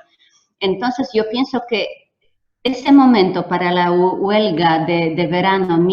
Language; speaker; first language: Spanish; non-native, fluent; Polish